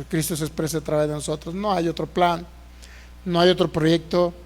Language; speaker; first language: Spanish; native; Spanish